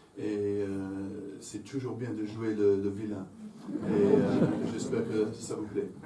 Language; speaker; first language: French; non-native, fluent; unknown